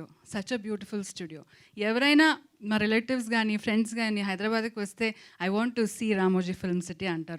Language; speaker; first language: Telugu; non-native, local second language; Kannada